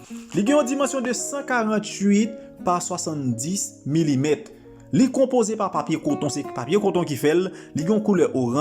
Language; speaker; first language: French; non-native, local second language; Haitian Creole